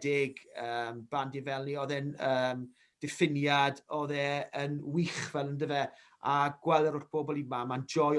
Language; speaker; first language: Welsh; native; Welsh